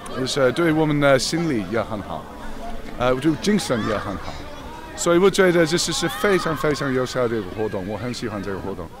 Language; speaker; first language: Chinese; non-native, learner; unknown